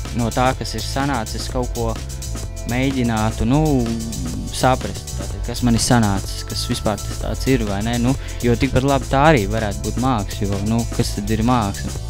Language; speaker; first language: Latvian; native; Latvian